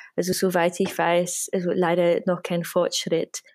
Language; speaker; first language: German; non-native, fluent; English